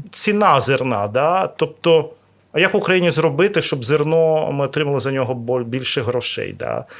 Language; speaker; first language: Ukrainian; non-native, local second language; Russian